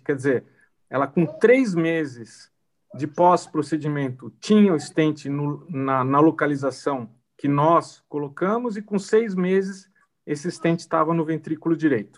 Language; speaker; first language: Portuguese; native; Portuguese